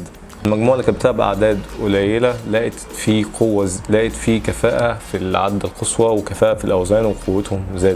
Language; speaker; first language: Arabic; native; Arabic